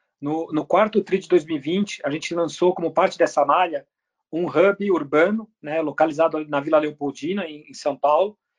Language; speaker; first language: Portuguese; early bilingual, other home language; Spanish